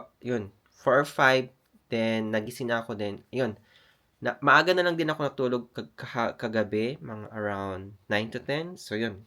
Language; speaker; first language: Filipino; non-native, local second language; Iloko